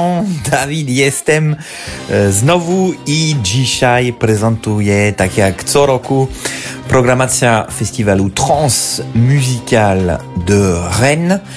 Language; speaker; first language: Polish; non-native, fluent; French